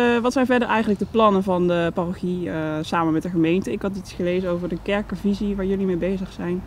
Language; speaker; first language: Dutch; native; Dutch